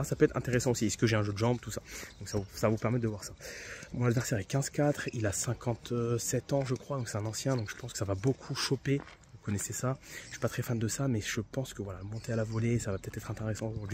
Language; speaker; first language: French; native; French